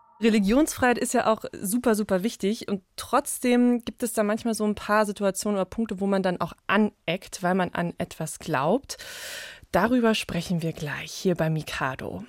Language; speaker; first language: German; native; German